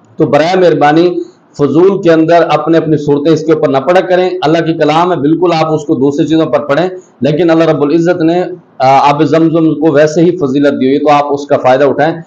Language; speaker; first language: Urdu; non-native, local second language; Pashto